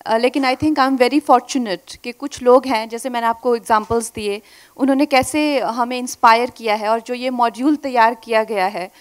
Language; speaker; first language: Hindi; native; Hindi